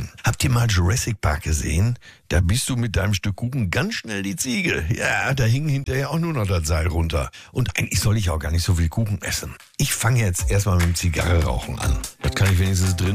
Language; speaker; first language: German; native; German